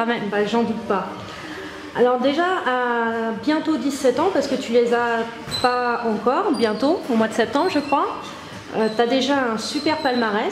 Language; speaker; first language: French; native; French